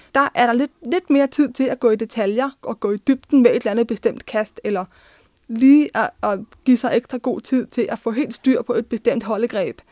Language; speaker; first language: Danish; early bilingual, other home language; Turkish